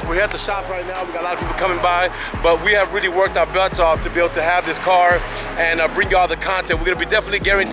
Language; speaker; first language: English; native; English